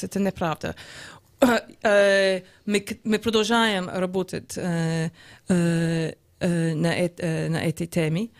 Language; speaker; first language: Russian; non-native, learner; English